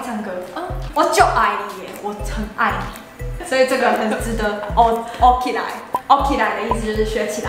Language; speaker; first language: Chinese; native; Chinese